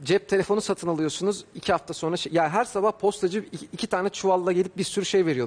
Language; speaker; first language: Turkish; native; Turkish